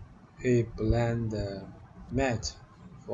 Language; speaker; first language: English; non-native, learner; Vietnamese